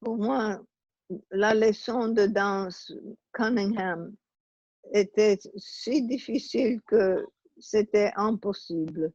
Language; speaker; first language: French; non-native, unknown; Italian